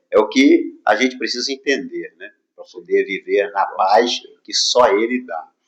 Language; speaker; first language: Portuguese; native; Portuguese